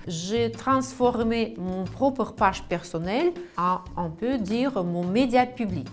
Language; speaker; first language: French; non-native, fluent; Russian